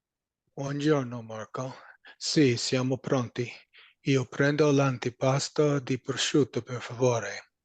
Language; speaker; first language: Italian; non-native, learner; English